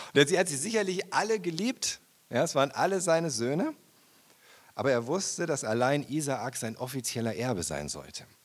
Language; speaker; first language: German; native; German